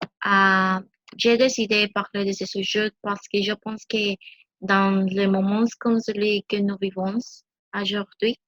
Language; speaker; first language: French; non-native, learner; Spanish